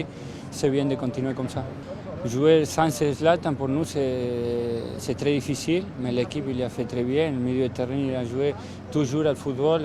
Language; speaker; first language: French; non-native, fluent; Spanish